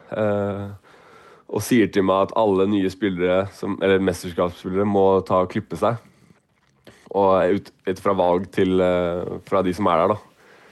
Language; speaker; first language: Norwegian; native; Norwegian